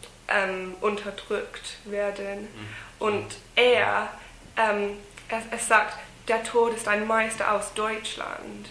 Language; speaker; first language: German; non-native, fluent; English